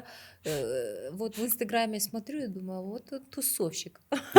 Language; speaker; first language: Russian; non-native, local second language; Kazakh